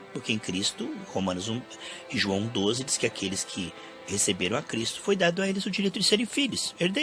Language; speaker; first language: Portuguese; native; Portuguese